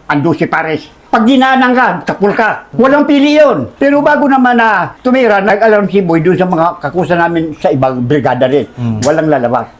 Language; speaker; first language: Filipino; native; Filipino